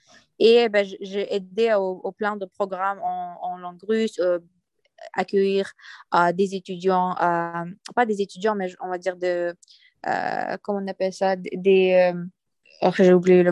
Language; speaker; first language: French; non-native, fluent; Uyghur